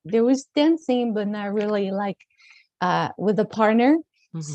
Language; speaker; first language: English; non-native, fluent; Spanish